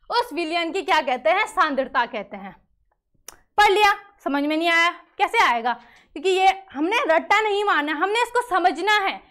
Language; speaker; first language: Hindi; native; Hindi